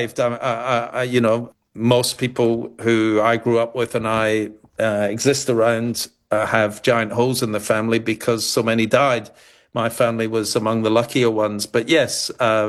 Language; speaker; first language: English; native; English